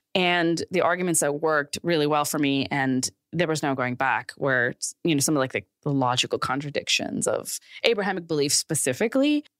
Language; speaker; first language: English; non-native, local second language; Urdu